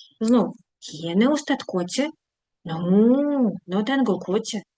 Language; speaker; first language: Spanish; non-native, fluent; Ukrainian